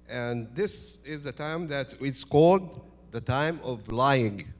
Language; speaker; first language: English; non-native, fluent; Arabic